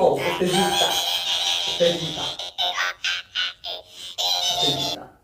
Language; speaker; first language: Italian; non-native, learner; Bangla